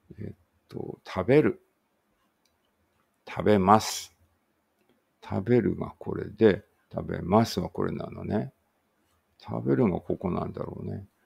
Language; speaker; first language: Japanese; native; Japanese